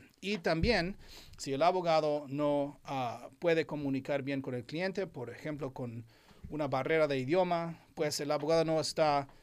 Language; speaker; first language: Spanish; non-native, fluent; English